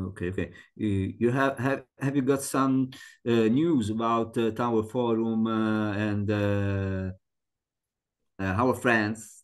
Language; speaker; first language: English; non-native, learner; Italian